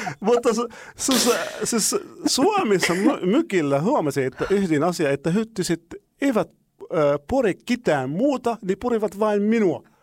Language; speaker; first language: Finnish; non-native, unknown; Arabic